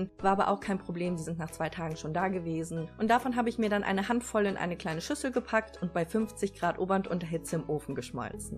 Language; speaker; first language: German; native; German